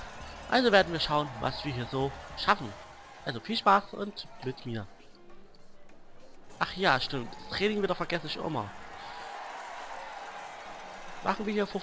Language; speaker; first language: German; native; German